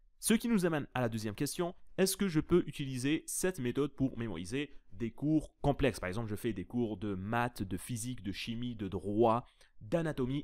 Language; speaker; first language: French; native; French